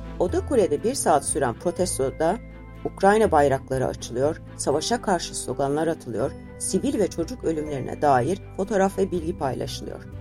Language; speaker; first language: Turkish; native; Turkish